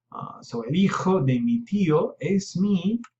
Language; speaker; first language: Spanish; non-native, fluent; English